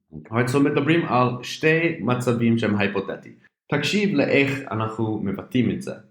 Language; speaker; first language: Hebrew; non-native, fluent; English